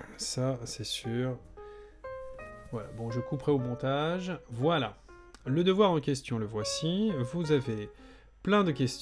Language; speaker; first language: French; native; French